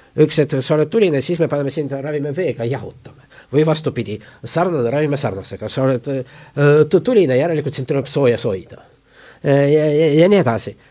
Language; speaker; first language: Estonian; non-native, local second language; Russian